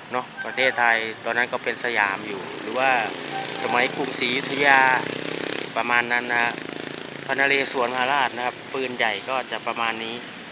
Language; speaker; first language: Thai; native; Thai